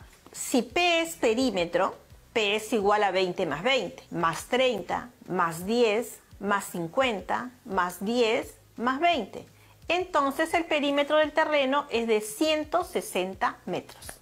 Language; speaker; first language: Spanish; native; Spanish